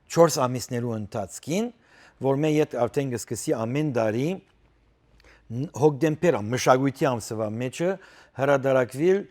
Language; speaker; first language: Armenian; early bilingual, heritage; Armenian